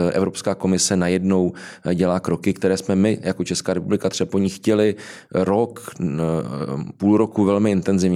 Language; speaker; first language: Czech; native; Czech